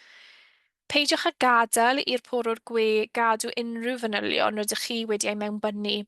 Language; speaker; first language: Welsh; native; Welsh